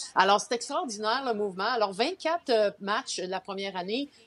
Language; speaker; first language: French; native; French